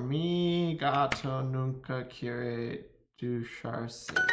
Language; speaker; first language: Spanish; non-native, learner; English